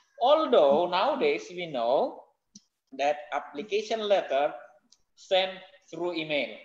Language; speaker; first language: English; non-native, fluent; Indonesian